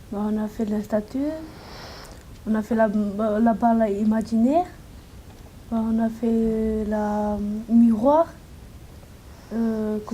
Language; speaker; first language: French; non-native, learner; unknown